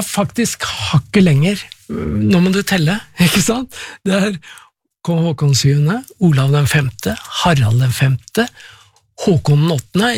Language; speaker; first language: Norwegian; native; Norwegian